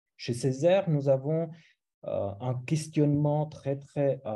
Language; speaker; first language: French; non-native, fluent; Romanian